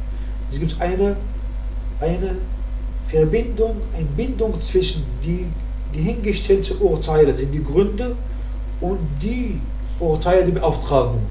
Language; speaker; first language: German; non-native, learner; Arabic